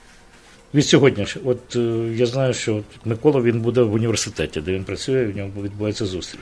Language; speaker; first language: Ukrainian; native; Ukrainian